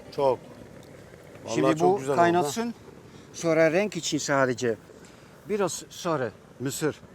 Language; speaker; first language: Turkish; non-native, fluent; Dutch